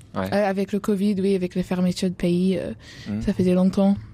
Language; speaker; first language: French; non-native, fluent; English